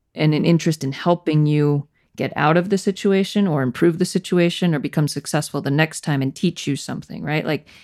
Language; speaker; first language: English; native; English